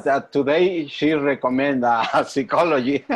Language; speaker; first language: English; non-native, learner; Spanish